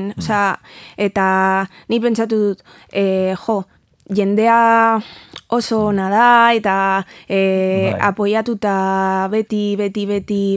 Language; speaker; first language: Basque; non-native, learner; Spanish